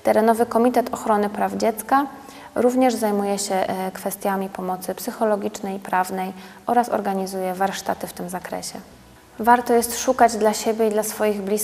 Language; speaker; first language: Polish; native; Polish